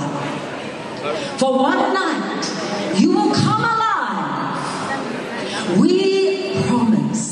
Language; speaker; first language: English; native; English